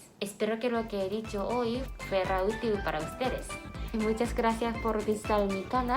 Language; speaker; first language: Spanish; non-native, fluent; Japanese